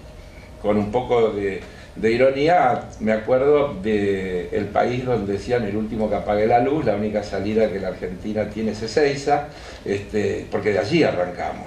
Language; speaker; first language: Spanish; native; Spanish